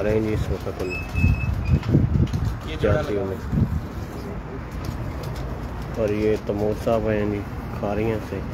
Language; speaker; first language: Hindi; non-native, local second language; Punjabi